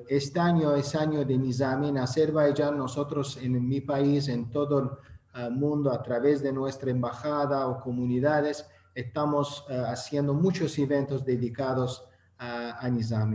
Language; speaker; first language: Spanish; non-native, learner; Azerbaijani